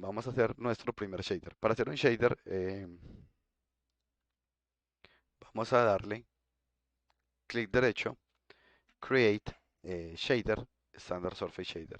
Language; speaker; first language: Spanish; native; Spanish